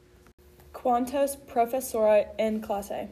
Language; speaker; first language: Spanish; non-native, learner; English